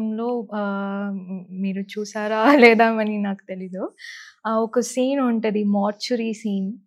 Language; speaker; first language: Telugu; non-native, learner; Tamil